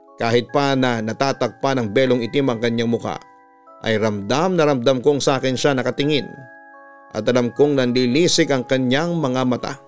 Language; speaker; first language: Filipino; native; Filipino